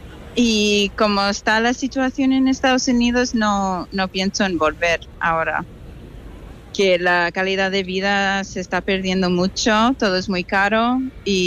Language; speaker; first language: Spanish; non-native, fluent; English